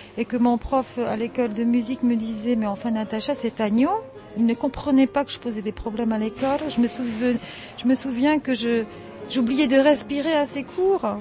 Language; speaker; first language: French; early bilingual, heritage; French